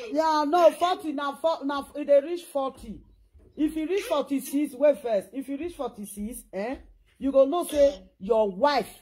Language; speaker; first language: Nigerian Pidgin; non-native, local second language; Esan